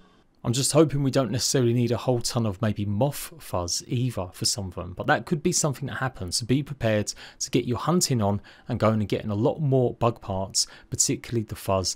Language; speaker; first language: English; native; English